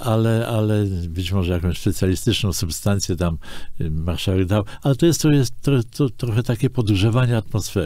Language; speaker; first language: Polish; native; Polish